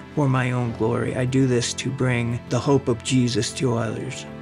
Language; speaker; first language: English; native; English